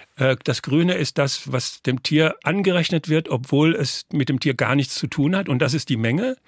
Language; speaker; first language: German; native; German